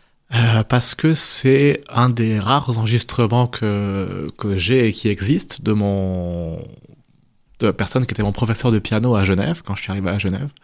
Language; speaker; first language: French; native; French